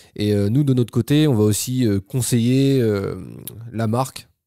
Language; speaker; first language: French; native; French